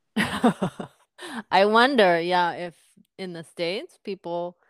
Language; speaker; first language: English; non-native, fluent; Japanese